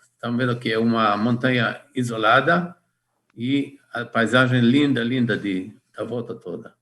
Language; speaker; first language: Portuguese; non-native, fluent; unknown